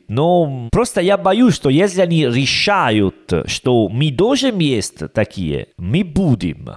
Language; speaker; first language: Russian; non-native, learner; Italian